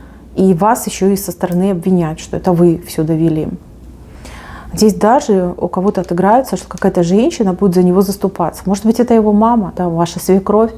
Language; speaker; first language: Russian; native; Russian